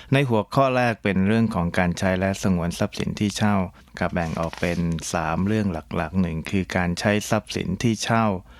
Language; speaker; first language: Thai; native; Thai